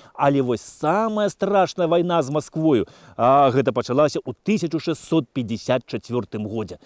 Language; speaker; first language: Belarusian; native; Belarusian